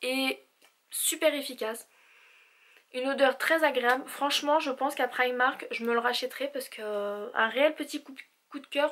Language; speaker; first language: French; native; French